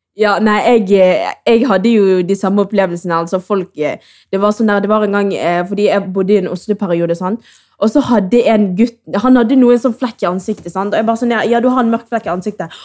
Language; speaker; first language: Norwegian; early bilingual, other home language; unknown